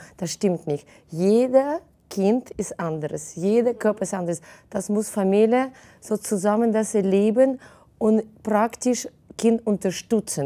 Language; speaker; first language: German; non-native, fluent; Russian